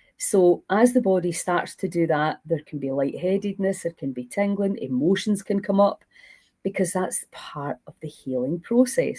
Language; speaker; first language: English; native; English